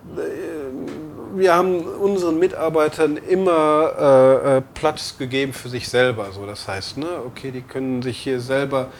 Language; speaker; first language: German; native; German